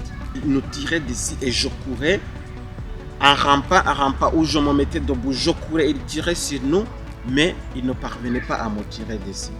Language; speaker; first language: French; non-native, local second language; Kinyarwanda